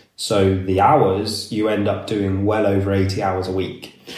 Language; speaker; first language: English; native; English